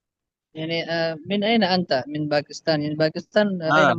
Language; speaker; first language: Arabic; non-native, fluent; Urdu